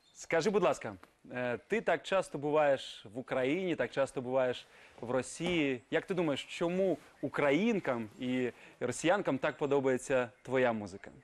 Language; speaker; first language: Ukrainian; native; Ukrainian